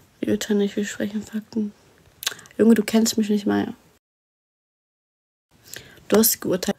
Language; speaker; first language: German; early bilingual, other home language; Arabic